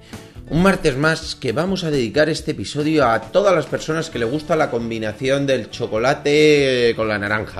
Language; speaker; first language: Spanish; native; Spanish